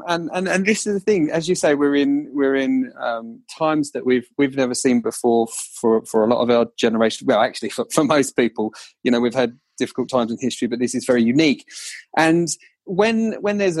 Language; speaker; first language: English; native; English